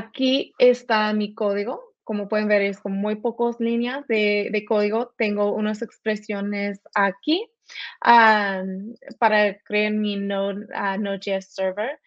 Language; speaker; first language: Spanish; early bilingual, heritage; Spanish